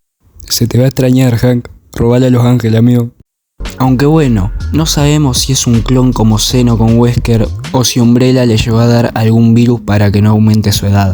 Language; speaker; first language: Spanish; native; Spanish